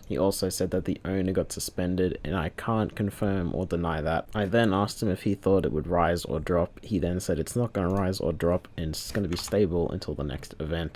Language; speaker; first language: English; native; English